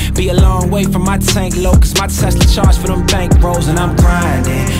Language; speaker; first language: English; native; English